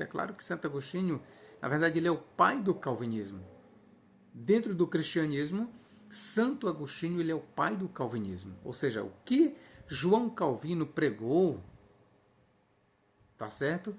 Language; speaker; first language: Portuguese; native; Portuguese